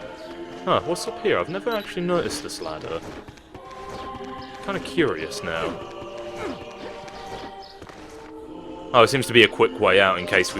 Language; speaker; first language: English; native; English